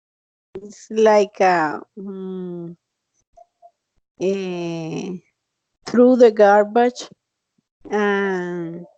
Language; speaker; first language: English; non-native, learner; Spanish